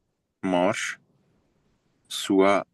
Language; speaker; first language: French; non-native, learner; Hindi